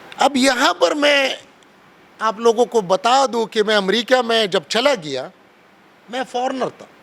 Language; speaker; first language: Urdu; non-native, local second language; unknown